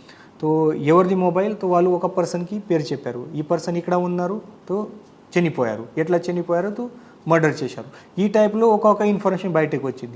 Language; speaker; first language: Telugu; non-native, learner; Marathi